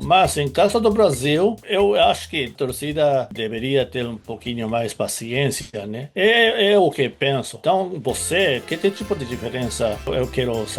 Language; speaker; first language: Portuguese; non-native, fluent; Japanese